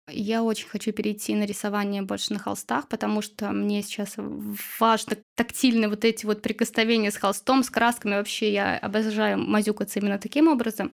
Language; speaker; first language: Russian; native; Russian